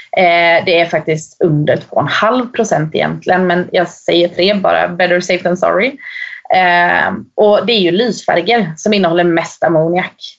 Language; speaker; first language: Swedish; native; Swedish